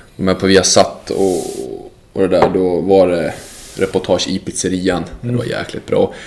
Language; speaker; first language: Swedish; early bilingual, other home language; Serbian